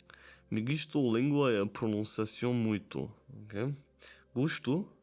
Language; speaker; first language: Portuguese; non-native, learner; German